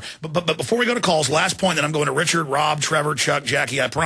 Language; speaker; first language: English; native; English